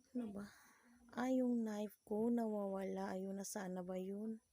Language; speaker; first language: Filipino; non-native, local second language; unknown